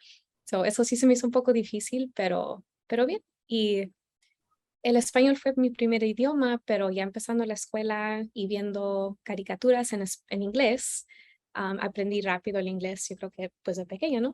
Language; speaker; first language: Spanish; early bilingual, heritage; Spanish